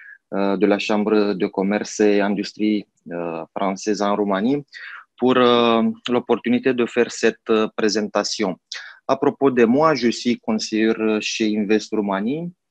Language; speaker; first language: French; non-native, fluent; Romanian